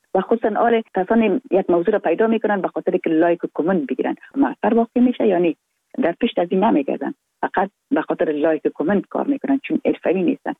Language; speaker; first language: Persian; native; Persian